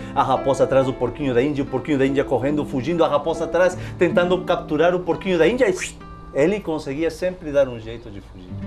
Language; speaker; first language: Portuguese; non-native, fluent; Spanish